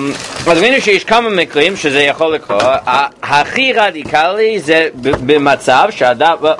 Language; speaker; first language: Hebrew; non-native, fluent; English